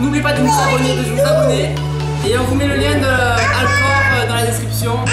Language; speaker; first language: French; native; French